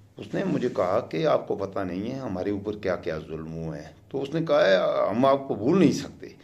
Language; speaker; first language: Urdu; non-native, local second language; Pashto